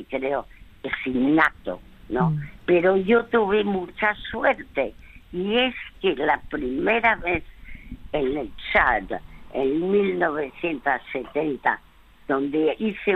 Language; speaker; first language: Spanish; early bilingual, other home language; French